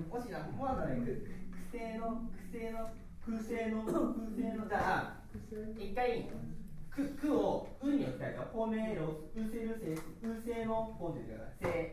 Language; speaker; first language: Japanese; native; Japanese